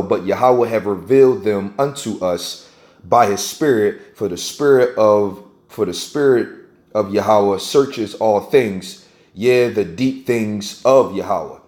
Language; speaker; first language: English; native; English